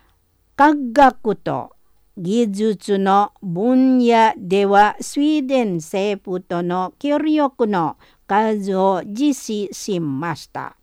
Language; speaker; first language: Japanese; non-native, fluent; Indonesian